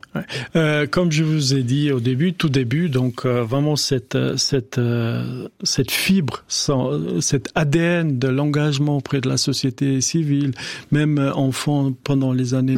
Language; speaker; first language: French; non-native, fluent; Albanian